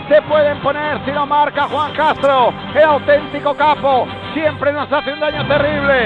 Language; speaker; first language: Spanish; native; Spanish